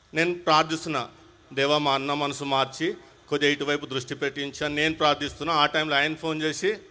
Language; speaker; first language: Telugu; non-native, local second language; Hindi